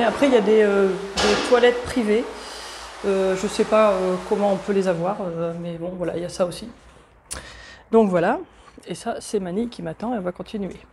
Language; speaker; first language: French; native; French